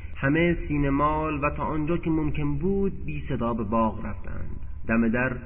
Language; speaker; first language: Persian; native; Persian